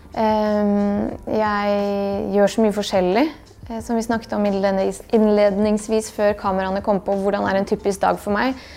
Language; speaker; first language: Norwegian; early bilingual, other home language; Bosnian